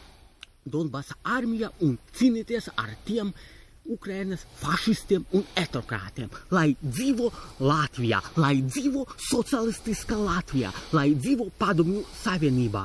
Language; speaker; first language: Latvian; non-native, local second language; Russian